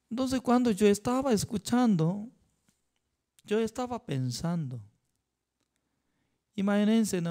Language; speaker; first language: Spanish; non-native, fluent; Korean